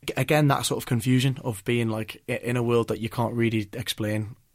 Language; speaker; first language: English; native; English